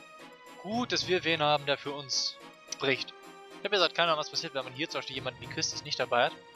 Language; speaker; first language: German; native; German